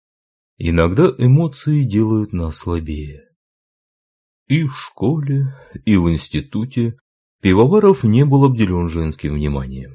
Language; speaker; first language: Russian; native; Russian